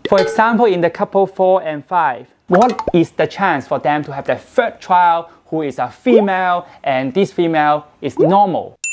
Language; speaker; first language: English; non-native, local second language; Cantonese